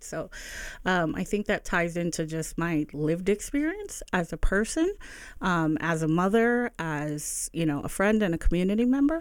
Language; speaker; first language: English; early bilingual, other home language; Spanish